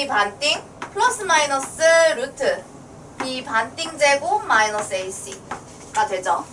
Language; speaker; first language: Korean; native; Korean